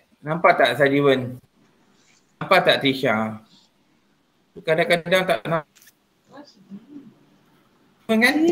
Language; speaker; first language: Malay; non-native, local second language; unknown